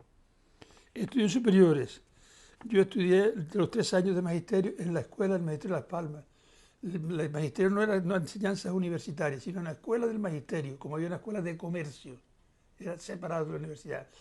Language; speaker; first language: Spanish; native; Spanish